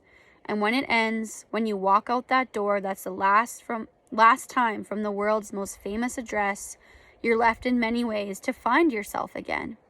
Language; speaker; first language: English; native; English